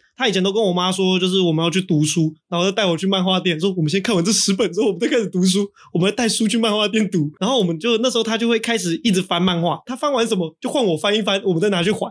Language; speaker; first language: Chinese; native; Chinese